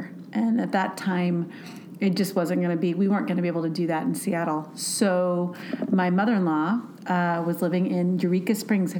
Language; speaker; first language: English; native; English